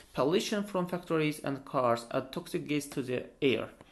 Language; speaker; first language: English; non-native, fluent; Azerbaijani